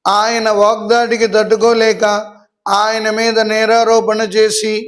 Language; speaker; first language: Telugu; native; Telugu